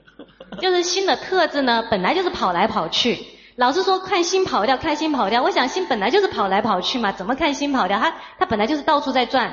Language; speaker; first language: Chinese; native; Chinese